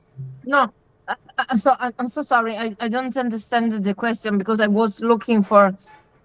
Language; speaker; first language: English; non-native, learner; Italian